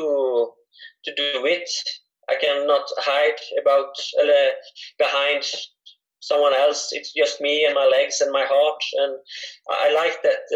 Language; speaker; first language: English; non-native, fluent; Swedish